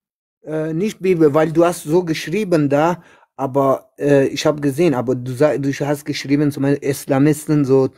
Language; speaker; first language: German; non-native, learner; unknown